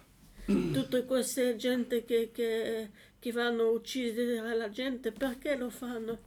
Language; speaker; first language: Italian; non-native, learner; French